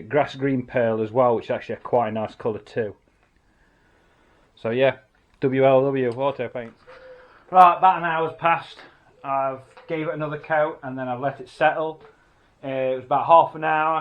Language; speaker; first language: English; native; English